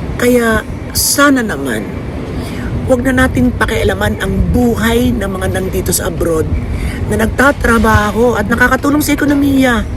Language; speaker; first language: Filipino; native; Filipino